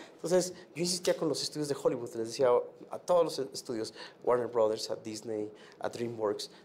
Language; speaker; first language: Spanish; native; Spanish